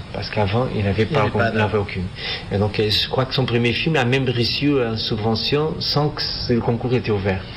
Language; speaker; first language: French; non-native, fluent; Portuguese